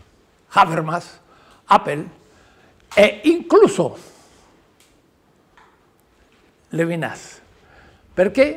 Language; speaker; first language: Italian; non-native, learner; Spanish